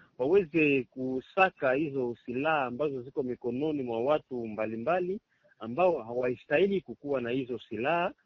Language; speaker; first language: Swahili; native; Swahili